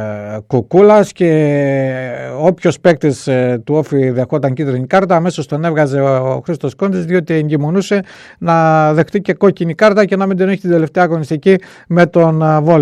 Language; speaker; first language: Greek; native; Greek